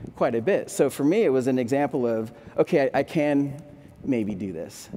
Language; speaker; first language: English; native; English